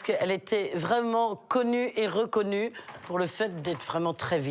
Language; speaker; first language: French; native; French